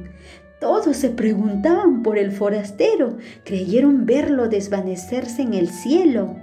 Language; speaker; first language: Spanish; native; Spanish